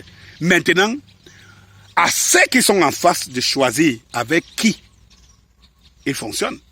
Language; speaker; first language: French; native; French